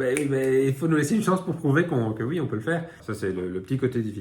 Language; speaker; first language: French; native; French